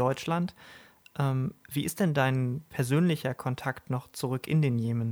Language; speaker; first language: German; native; German